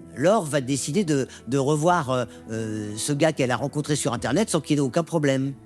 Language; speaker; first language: French; native; French